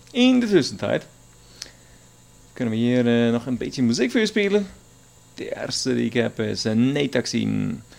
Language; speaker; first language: Dutch; non-native, learner; German